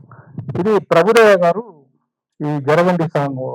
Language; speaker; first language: Telugu; non-native, fluent; Tamil